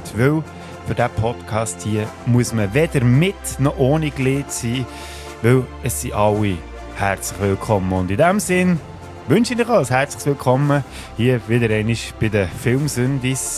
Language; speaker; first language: German; native; German